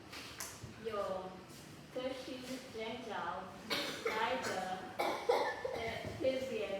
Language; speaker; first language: Chinese; non-native, learner; Filipino